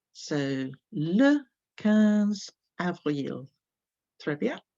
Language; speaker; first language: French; non-native, fluent; English